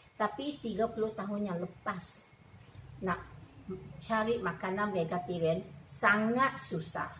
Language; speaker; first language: Malay; non-native, local second language; Chinese